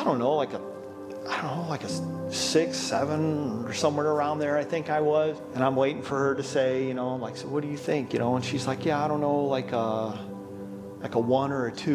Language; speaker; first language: English; native; English